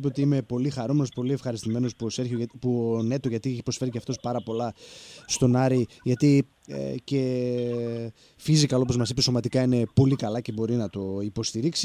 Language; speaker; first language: Greek; native; Greek